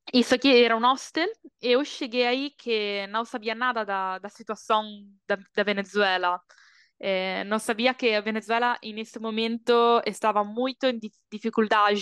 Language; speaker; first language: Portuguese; non-native, learner; Italian